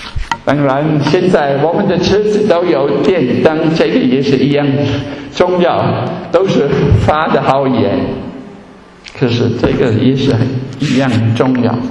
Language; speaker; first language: Chinese; non-native, fluent; German